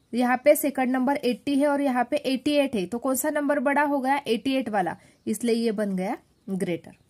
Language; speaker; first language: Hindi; non-native, local second language; Marathi